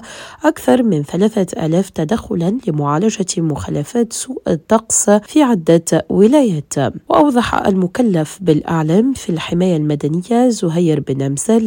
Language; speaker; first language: Arabic; native; Arabic